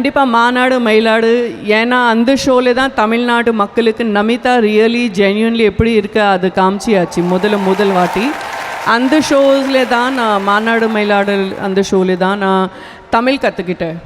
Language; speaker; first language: Tamil; non-native, local second language; Gujarati